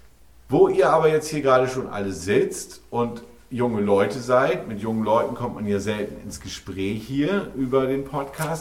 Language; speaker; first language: German; native; German